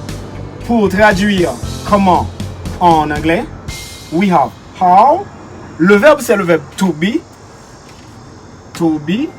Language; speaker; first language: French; non-native, local second language; Haitian Creole